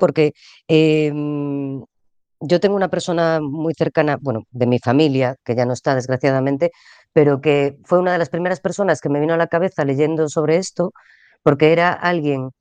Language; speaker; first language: Spanish; native; Spanish